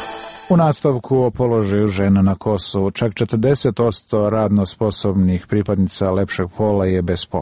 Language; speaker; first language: Serbian; native; Serbian